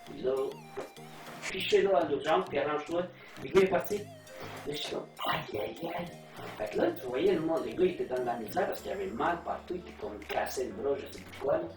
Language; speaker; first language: French; non-native, fluent; Spanish